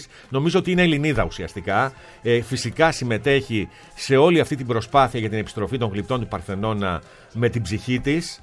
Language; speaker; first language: Greek; native; Greek